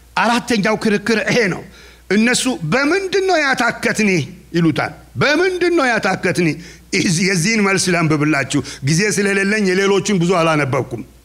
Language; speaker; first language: Amharic; non-native, local second language; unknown